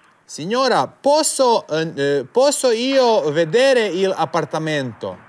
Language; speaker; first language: Italian; non-native, learner; Croatian